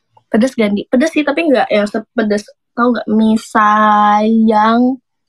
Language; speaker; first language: Indonesian; native; Indonesian